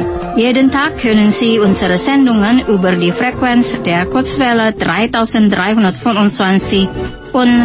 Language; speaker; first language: German; non-native, fluent; Indonesian